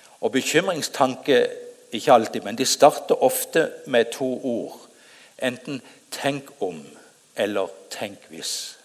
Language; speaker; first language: Norwegian; native; Norwegian